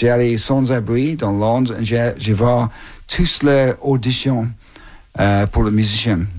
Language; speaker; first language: French; non-native, learner; English